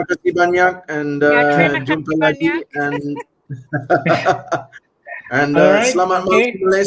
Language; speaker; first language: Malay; non-native, learner; English